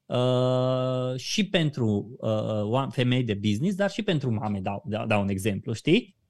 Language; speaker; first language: Romanian; native; Romanian